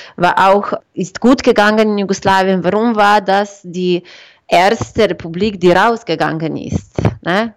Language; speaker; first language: German; non-native, fluent; Slovenian